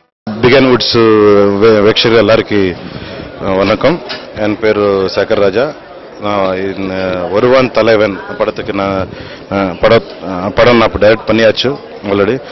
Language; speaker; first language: Tamil; non-native, fluent; Telugu